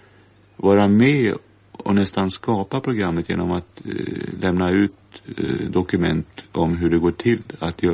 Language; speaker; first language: Swedish; native; Swedish